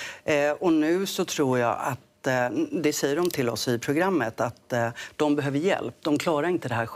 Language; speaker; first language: Swedish; native; Swedish